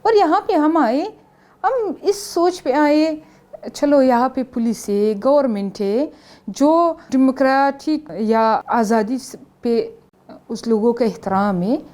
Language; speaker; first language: Hindi; non-native, learner; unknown